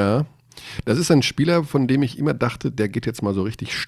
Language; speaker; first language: German; native; German